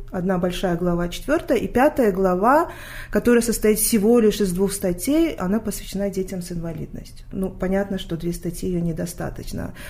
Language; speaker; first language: Russian; non-native, local second language; Tajik